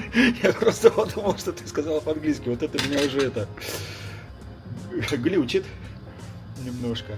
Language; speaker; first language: Russian; native; Russian